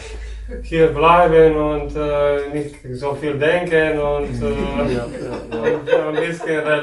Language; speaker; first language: German; non-native, learner; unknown